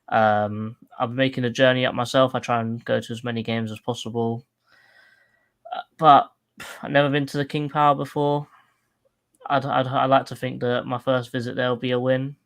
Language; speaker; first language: English; native; English